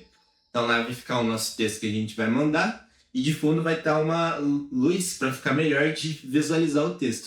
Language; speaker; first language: Portuguese; native; Portuguese